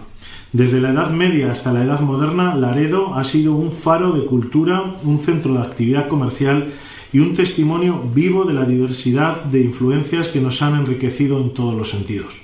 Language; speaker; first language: Spanish; native; Spanish